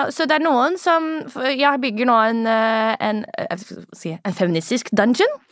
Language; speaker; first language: Norwegian; early bilingual, other home language; English